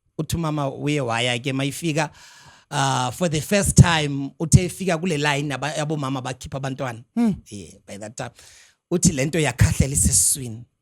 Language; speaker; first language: Zulu; non-native, local second language; Xhosa